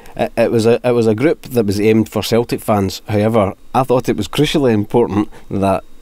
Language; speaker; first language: English; native; English